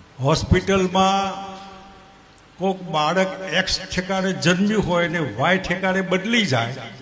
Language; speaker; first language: Gujarati; native; Gujarati